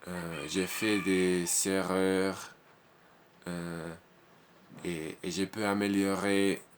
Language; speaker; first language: French; non-native, learner; Spanish